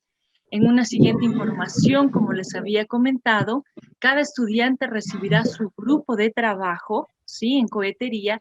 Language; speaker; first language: Spanish; native; Spanish